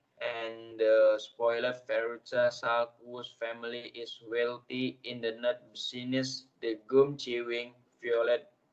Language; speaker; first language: English; non-native, learner; Indonesian